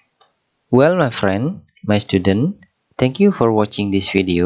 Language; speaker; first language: English; non-native, fluent; Indonesian